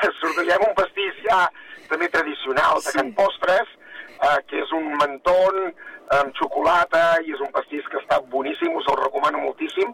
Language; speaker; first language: Catalan; native; Catalan